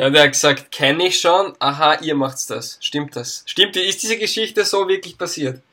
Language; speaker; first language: German; native; German